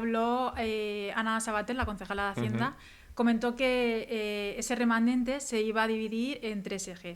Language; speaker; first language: Spanish; native; Spanish